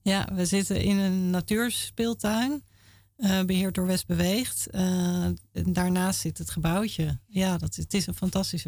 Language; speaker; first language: Dutch; native; Dutch